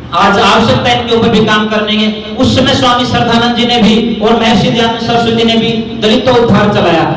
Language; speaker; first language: Hindi; native; Hindi